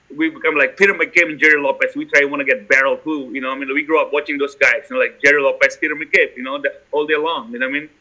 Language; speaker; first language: English; non-native, fluent; Indonesian